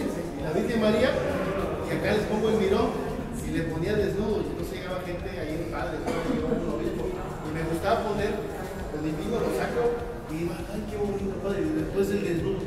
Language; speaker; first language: Spanish; native; Spanish